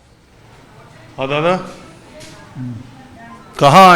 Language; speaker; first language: Hindi; native; Hindi